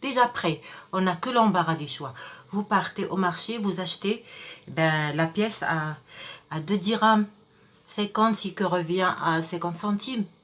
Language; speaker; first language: French; non-native, local second language; Arabic